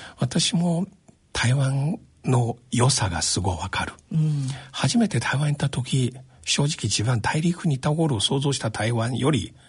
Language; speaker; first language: Japanese; non-native, fluent; Chinese